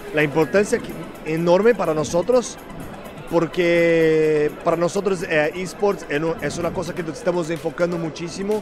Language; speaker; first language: Spanish; non-native, fluent; Portuguese